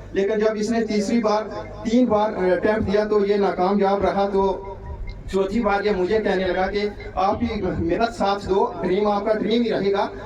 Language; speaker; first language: Hindi; non-native, local second language; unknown